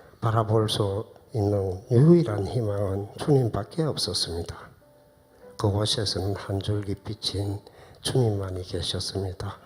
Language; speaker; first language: Korean; native; Korean